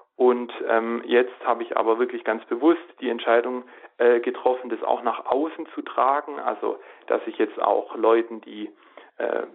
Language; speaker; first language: German; native; German